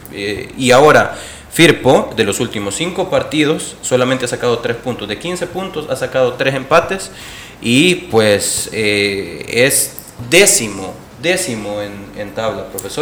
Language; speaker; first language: Spanish; native; Spanish